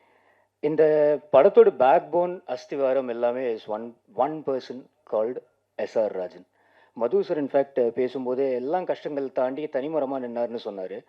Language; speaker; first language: Tamil; native; Tamil